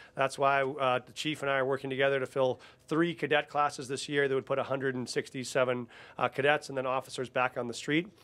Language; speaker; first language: English; native; English